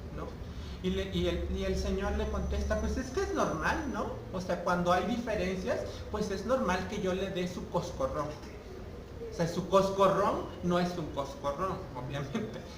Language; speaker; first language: Spanish; non-native, local second language; Nahuatl languages